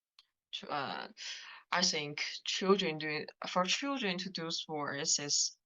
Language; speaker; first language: English; non-native, learner; Chinese